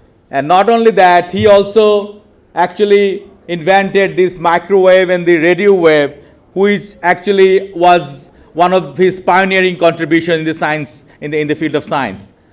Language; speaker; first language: English; non-native, local second language; Bangla